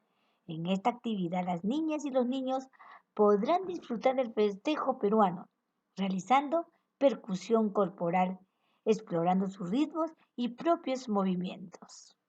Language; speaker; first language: Spanish; native; Spanish